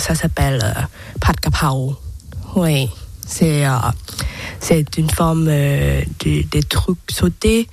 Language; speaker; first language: French; non-native, learner; Thai